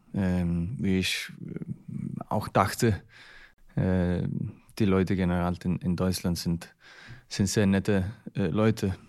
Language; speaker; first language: German; non-native, learner; Icelandic